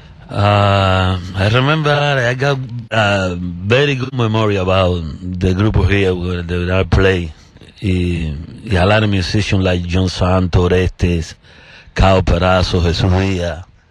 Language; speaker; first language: English; non-native, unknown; Spanish